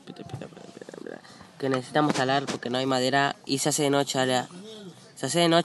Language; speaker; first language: Spanish; native; Spanish